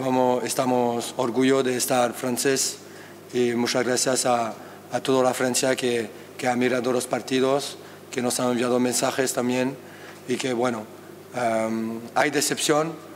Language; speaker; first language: Spanish; non-native, learner; French